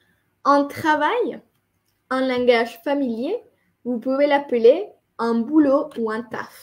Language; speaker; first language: French; non-native, fluent; Spanish